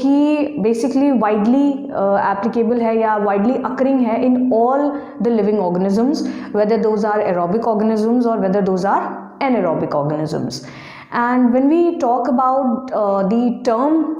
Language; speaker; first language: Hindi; native; Hindi